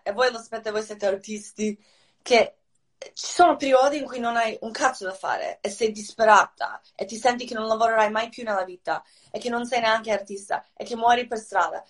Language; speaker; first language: Italian; non-native, fluent; Croatian